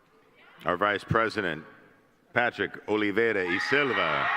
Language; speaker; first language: English; native; English